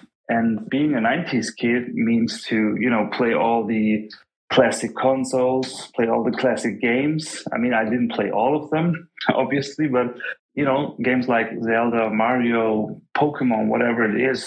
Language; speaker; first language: English; non-native, fluent; German